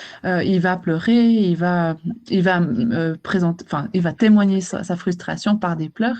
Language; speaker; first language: French; native; French